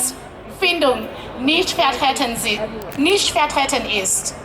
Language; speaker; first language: German; non-native, learner; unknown